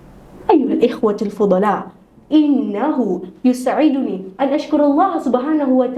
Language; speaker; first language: Arabic; non-native, learner; Indonesian